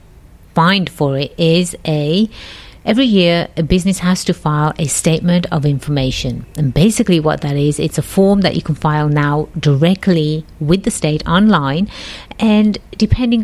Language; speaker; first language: English; native; English